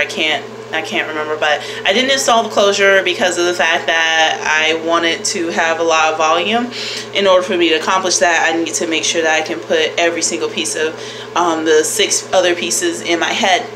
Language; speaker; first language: English; native; English